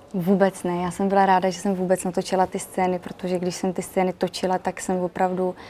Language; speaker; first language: Czech; early bilingual, other home language; Macedonian